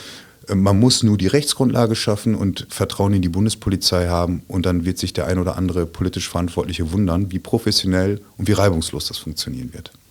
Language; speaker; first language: German; native; German